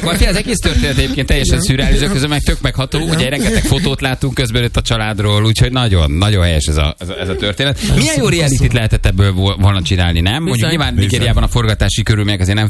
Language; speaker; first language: Hungarian; native; Hungarian